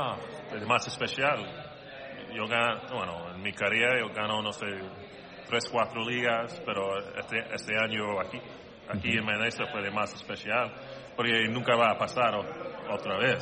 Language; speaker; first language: Spanish; non-native, learner; English